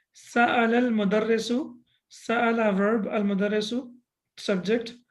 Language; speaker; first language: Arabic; non-native, fluent; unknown